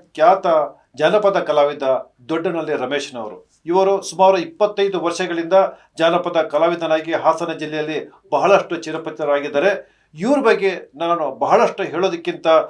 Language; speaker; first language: Kannada; native; Kannada